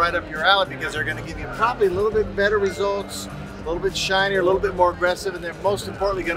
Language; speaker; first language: English; native; English